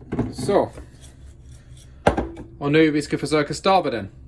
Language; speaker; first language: Swedish; non-native, fluent; English